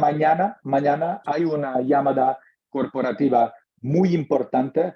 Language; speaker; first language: Spanish; non-native, learner; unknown